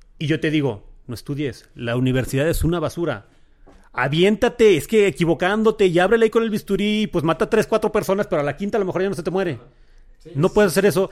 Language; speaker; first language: Spanish; native; Spanish